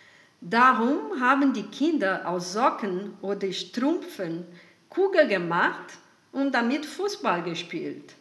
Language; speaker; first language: German; non-native, fluent; Portuguese